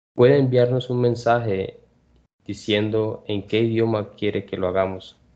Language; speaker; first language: Spanish; native; Spanish